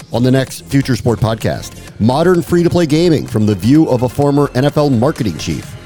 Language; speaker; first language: English; native; English